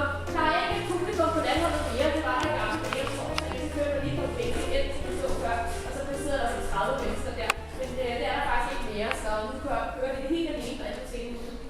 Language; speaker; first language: Danish; native; Danish